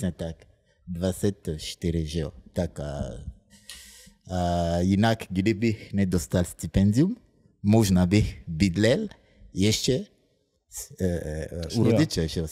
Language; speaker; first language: Czech; non-native, fluent; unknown